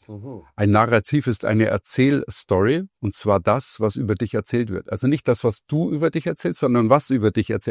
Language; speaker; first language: German; native; German